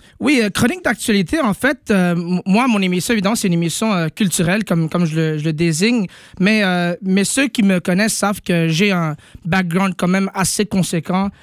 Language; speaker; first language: French; native; French